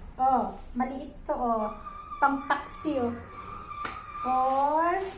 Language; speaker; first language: Filipino; native; Filipino